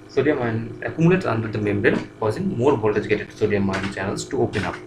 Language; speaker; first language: English; non-native, local second language; Bangla